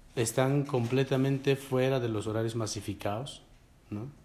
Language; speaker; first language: Spanish; non-native, local second language; Quechua